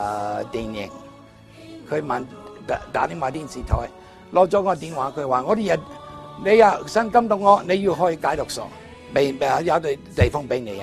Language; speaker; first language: Chinese; non-native, learner; English